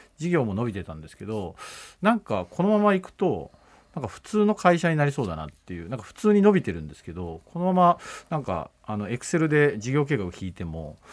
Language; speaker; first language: Japanese; native; Japanese